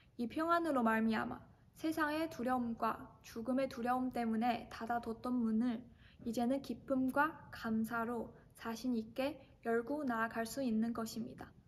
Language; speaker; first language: Korean; non-native, fluent; Chinese